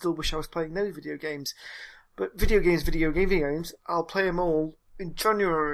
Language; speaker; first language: English; native; English